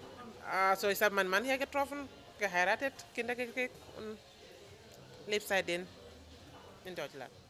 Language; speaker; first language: German; non-native, fluent; Wolof